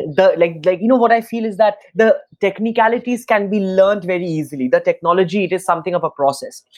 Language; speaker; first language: English; non-native, local second language; Bangla